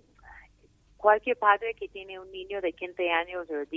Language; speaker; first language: Spanish; non-native, fluent; English